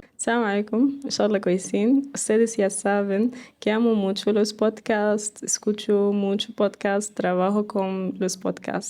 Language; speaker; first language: Spanish; non-native, fluent; Arabic